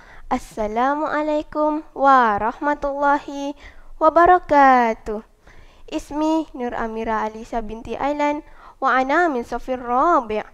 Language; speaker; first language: Arabic; non-native, learner; Malay